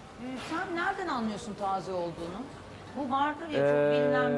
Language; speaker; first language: Turkish; native; Turkish